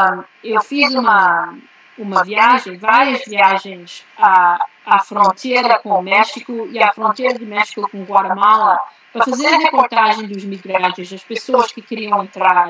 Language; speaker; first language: Portuguese; early bilingual, heritage; Portuguese